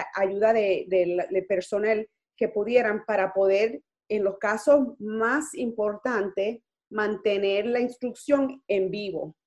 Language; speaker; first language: Spanish; early bilingual, heritage; Spanish